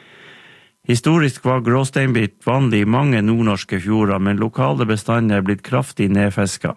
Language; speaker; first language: Norwegian; native; Norwegian